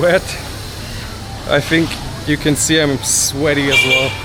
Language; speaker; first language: English; non-native, fluent; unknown